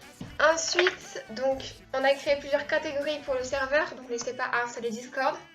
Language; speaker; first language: French; native; French